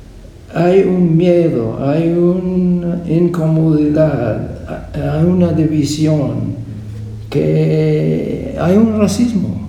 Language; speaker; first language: Spanish; non-native, fluent; English